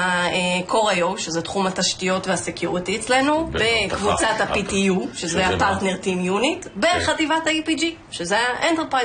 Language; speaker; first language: Hebrew; native; Hebrew